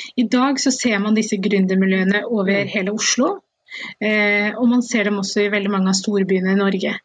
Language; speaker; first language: Norwegian; early bilingual, other home language; Somali